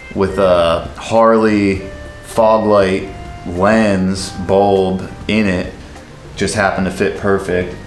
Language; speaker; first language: English; native; English